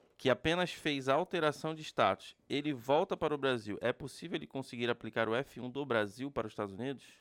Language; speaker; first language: Portuguese; native; Portuguese